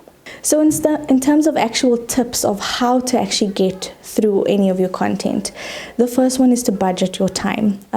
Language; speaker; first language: English; native; English